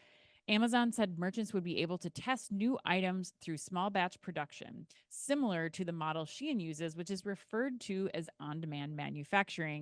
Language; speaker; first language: English; native; English